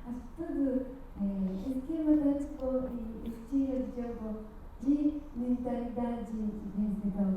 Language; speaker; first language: Portuguese; non-native, learner; Japanese